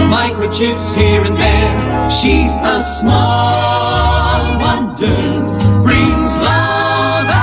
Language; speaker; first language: Italian; native; Italian